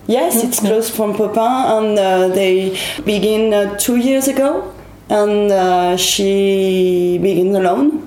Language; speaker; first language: English; non-native, learner; French